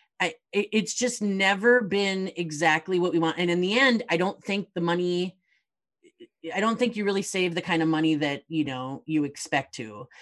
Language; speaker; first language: English; native; English